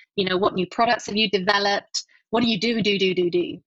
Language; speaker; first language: English; native; English